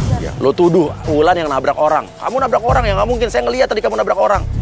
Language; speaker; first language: Indonesian; native; Indonesian